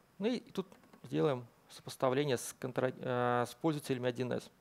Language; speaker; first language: Russian; native; Russian